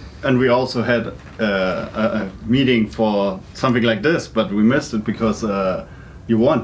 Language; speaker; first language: English; non-native, fluent; German